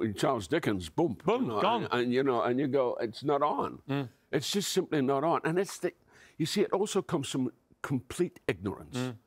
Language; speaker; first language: English; native; English